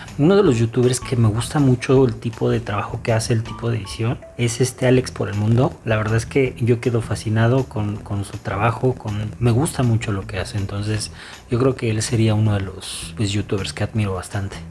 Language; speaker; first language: Spanish; native; Spanish